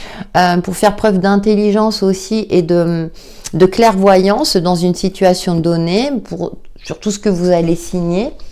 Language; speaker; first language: French; native; French